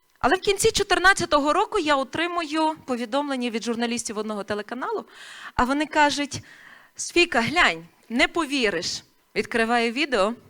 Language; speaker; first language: Ukrainian; native; Ukrainian